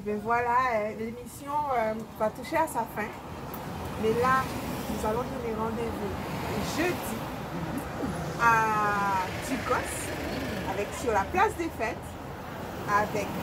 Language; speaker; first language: French; native; French